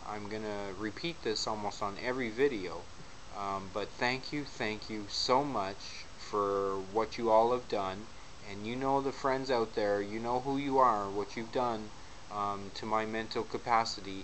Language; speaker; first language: English; native; English